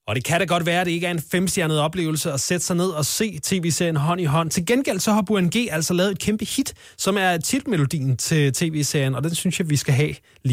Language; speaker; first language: Danish; native; Danish